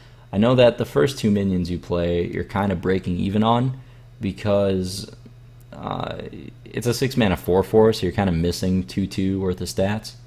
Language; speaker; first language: English; native; English